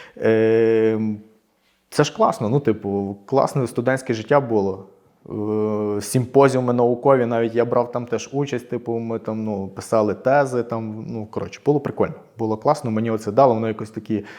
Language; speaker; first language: Ukrainian; native; Ukrainian